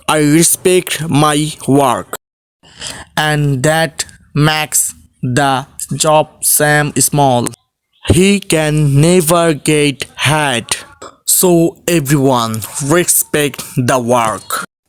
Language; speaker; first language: English; non-native, local second language; Bangla